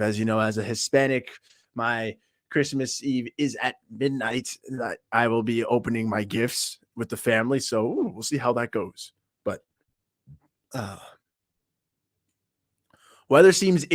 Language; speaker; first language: English; native; English